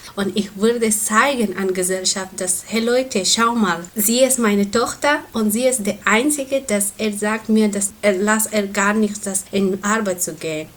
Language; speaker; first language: German; non-native, learner; Persian